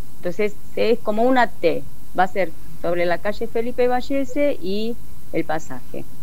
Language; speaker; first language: Spanish; early bilingual, other home language; Korean